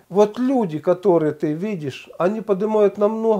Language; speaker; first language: Russian; native; Russian